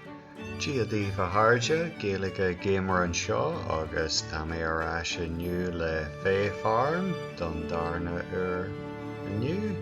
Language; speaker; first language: Irish; non-native, local second language; English